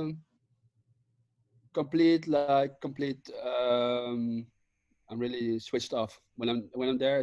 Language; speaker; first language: English; non-native, fluent; Dutch